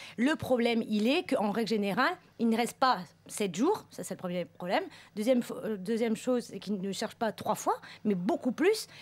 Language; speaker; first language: French; native; French